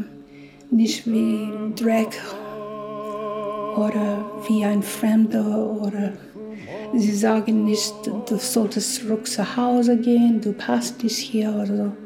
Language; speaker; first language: German; non-native, learner; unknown